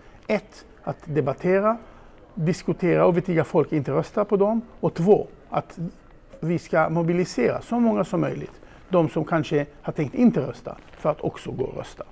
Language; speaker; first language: Swedish; non-native, fluent; Hebrew